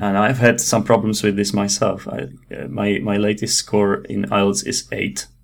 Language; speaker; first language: English; non-native, fluent; Czech